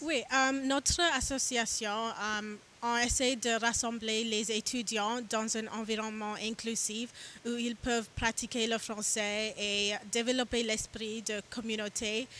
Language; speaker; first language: French; non-native, learner; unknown